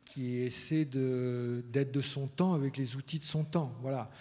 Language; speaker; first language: French; early bilingual, heritage; Spanish